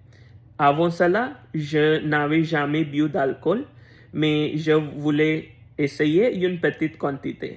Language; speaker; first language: French; non-native, learner; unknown